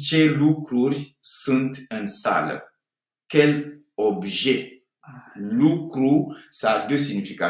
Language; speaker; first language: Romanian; non-native, fluent; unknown